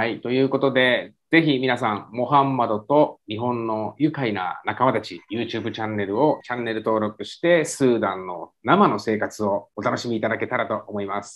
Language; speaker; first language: Japanese; native; Japanese